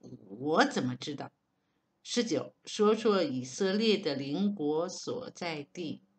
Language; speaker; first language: Chinese; non-native, learner; Hebrew